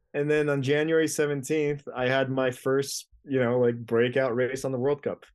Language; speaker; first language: English; early bilingual, other home language; Greek